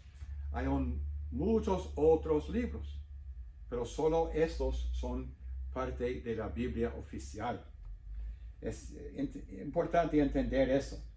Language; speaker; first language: Spanish; non-native, fluent; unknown